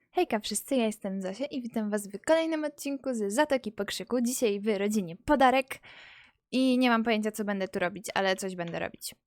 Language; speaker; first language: Polish; native; Polish